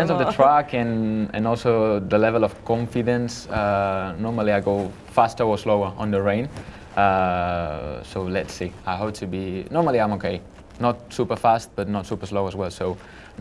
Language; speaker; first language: English; non-native, fluent; Spanish